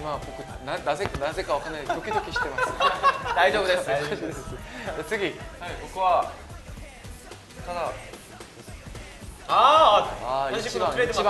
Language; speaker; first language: Japanese; non-native, fluent; Korean